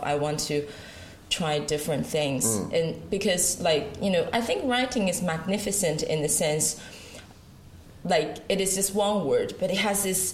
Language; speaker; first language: English; non-native, fluent; Chinese